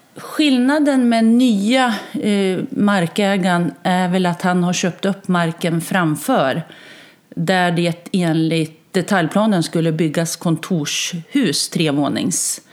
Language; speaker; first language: Swedish; native; Swedish